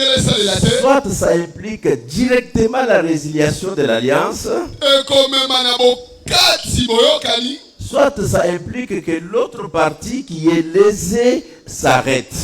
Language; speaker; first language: French; non-native, local second language; Luba-Lulua